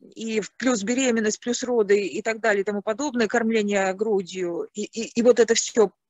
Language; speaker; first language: Russian; native; Russian